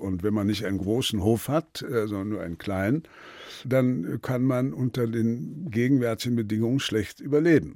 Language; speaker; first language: German; native; German